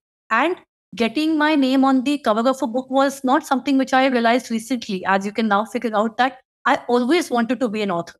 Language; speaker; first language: English; non-native, local second language; Hindi